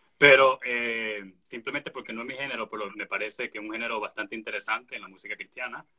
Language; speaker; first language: Spanish; native; Spanish